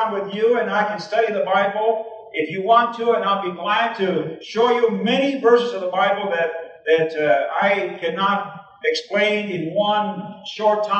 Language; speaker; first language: English; early bilingual, other home language; Spanish